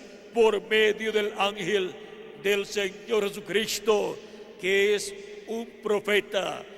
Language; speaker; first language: Spanish; native; Spanish